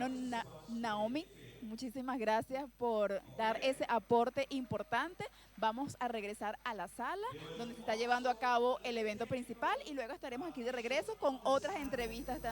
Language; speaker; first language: Spanish; native; Spanish